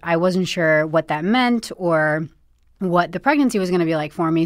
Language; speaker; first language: English; native; English